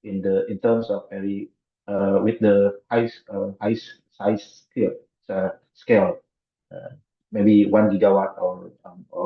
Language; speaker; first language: English; non-native, fluent; Indonesian